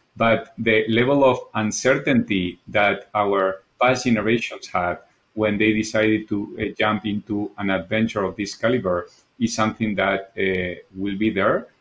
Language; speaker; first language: English; non-native, fluent; Spanish